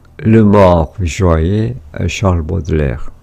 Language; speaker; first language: French; non-native, fluent; Korean